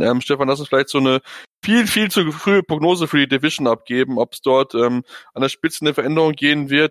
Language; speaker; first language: German; native; German